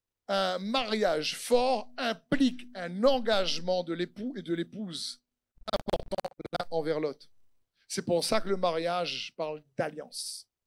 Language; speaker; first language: French; native; French